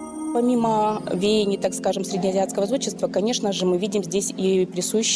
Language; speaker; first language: Russian; native; Russian